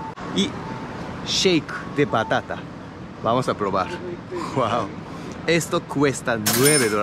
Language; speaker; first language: Spanish; non-native, fluent; Japanese